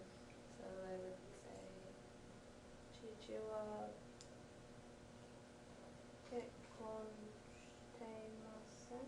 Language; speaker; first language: Japanese; non-native, learner; English